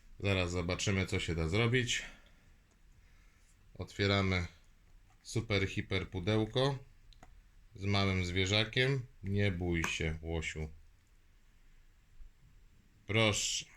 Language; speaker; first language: Polish; native; Polish